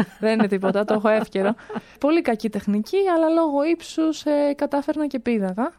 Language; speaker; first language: Greek; early bilingual, other home language; Romanian